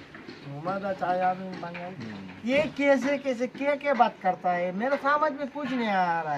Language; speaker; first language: Hindi; non-native, learner; Bangla